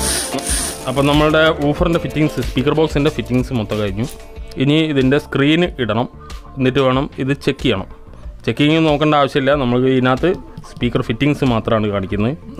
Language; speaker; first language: Malayalam; native; Malayalam